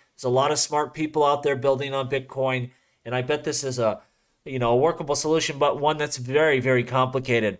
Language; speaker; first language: English; native; English